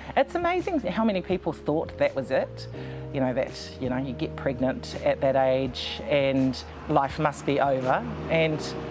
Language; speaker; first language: English; native; English